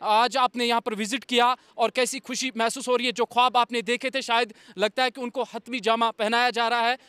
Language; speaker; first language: Hindi; non-native, local second language; Kashmiri